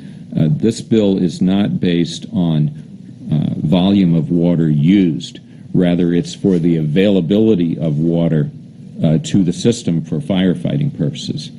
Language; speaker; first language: English; native; English